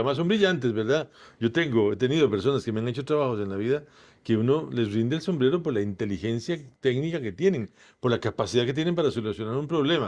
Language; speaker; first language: Spanish; native; Spanish